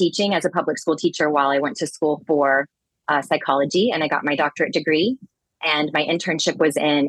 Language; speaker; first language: English; native; English